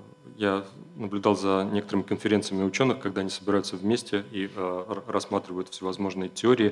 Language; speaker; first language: Russian; native; Russian